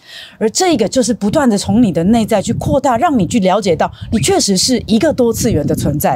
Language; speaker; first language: Chinese; native; Chinese